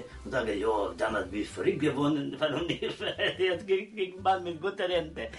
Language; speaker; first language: German; non-native, learner; Croatian